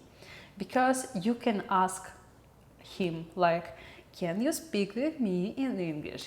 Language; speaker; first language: English; non-native, learner; Russian